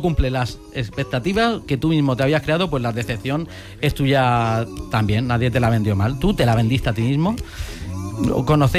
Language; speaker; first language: Spanish; native; Spanish